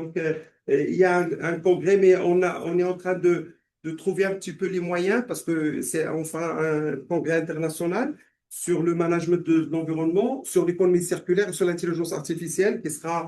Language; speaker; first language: French; non-native, local second language; Arabic